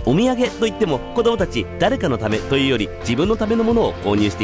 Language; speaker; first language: Japanese; native; Japanese